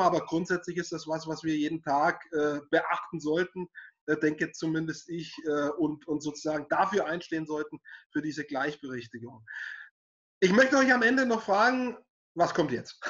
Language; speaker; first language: German; native; German